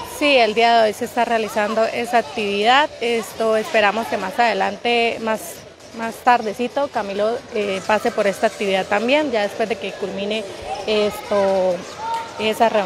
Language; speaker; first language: Spanish; native; Spanish